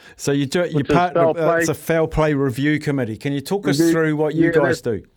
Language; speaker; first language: English; native; English